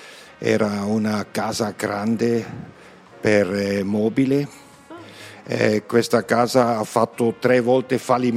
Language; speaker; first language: Italian; non-native, learner; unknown